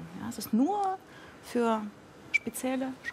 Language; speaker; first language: German; non-native, fluent; Russian